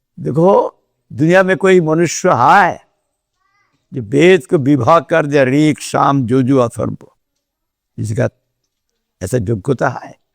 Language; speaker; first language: Hindi; non-native, local second language; Bangla